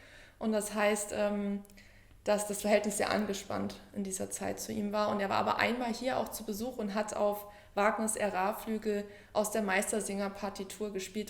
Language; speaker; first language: German; native; German